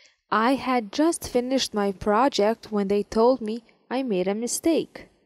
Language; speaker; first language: English; non-native, fluent; Serbian